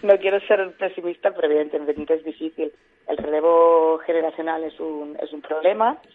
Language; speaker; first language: Spanish; non-native, local second language; Catalan